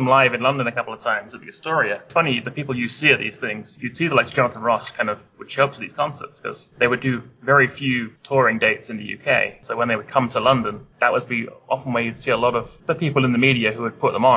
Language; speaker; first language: English; native; English